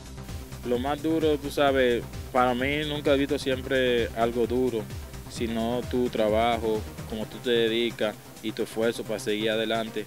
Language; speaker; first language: Spanish; native; Spanish